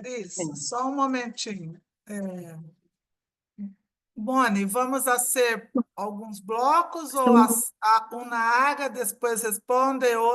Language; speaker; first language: Portuguese; non-native, fluent; Spanish